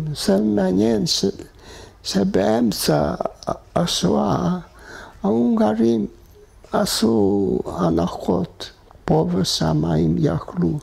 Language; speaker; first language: Hebrew; non-native, fluent; Hungarian